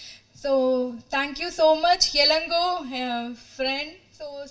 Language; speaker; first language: Tamil; non-native, learner; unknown